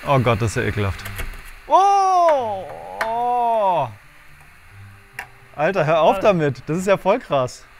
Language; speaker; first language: German; native; German